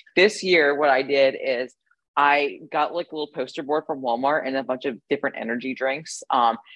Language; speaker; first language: English; native; English